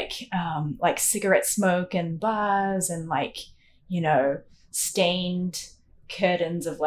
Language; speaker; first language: English; native; English